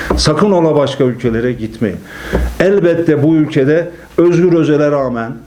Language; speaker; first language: Turkish; native; Turkish